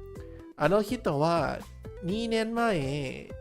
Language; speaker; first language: Japanese; non-native, learner; English